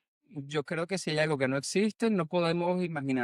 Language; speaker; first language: Spanish; native; Spanish